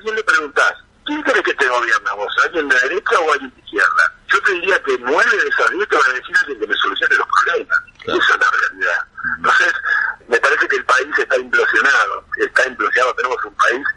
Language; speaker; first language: Spanish; native; Spanish